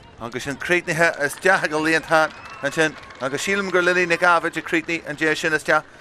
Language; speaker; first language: Irish; native; Irish